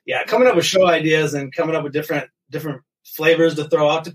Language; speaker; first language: English; native; English